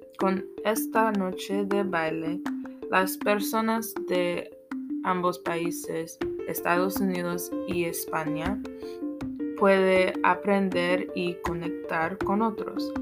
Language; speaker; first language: Spanish; non-native, learner; English